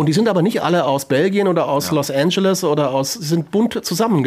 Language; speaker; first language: German; native; German